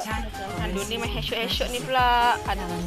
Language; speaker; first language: Malay; native; Malay